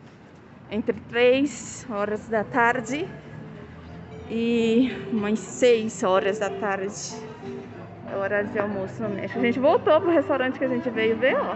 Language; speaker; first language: Spanish; non-native, learner; Portuguese